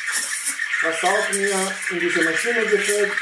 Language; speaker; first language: German; non-native, learner; Italian